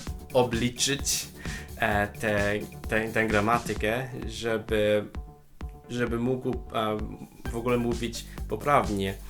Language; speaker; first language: Polish; non-native, fluent; Cantonese